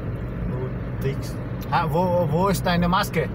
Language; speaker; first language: German; non-native, learner; Vietnamese